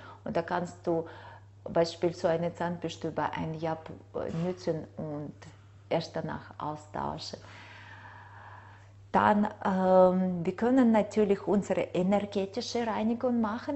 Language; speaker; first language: German; non-native, fluent; Russian